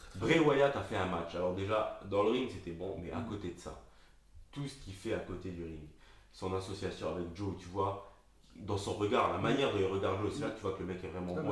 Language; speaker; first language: French; native; French